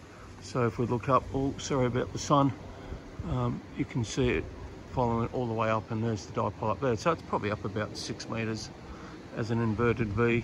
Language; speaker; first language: English; native; English